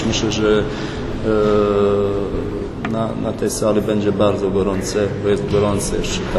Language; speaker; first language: Polish; non-native, fluent; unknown